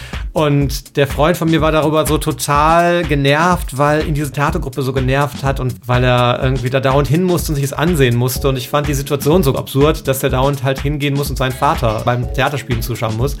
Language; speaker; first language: German; native; German